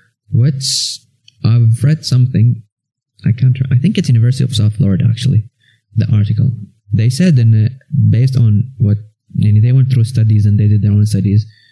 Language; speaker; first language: English; non-native, fluent; Arabic